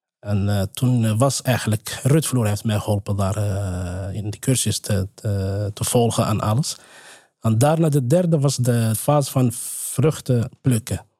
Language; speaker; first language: Dutch; non-native, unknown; Arabic